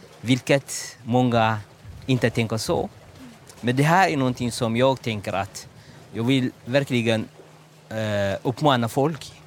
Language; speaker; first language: Swedish; non-native, learner; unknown